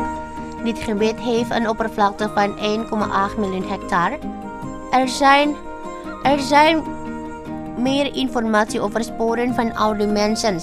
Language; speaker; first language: Dutch; non-native, learner; Indonesian